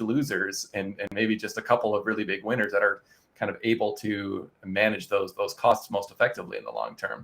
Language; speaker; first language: English; native; English